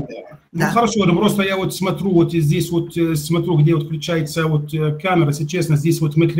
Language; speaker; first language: Russian; non-native, fluent; Arabic